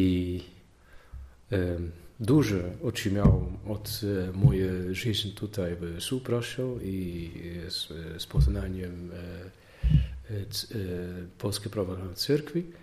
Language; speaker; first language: Polish; non-native, learner; Dutch